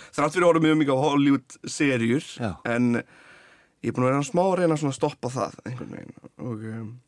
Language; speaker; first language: Icelandic; early bilingual, other home language; Portuguese